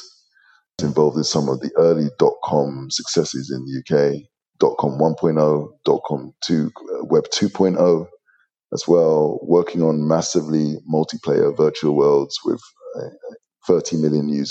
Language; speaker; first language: English; native; English